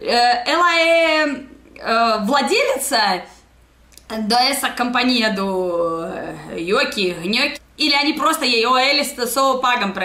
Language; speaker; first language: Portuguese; non-native, learner; Russian